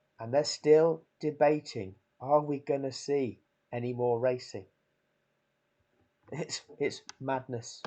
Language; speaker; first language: English; native; English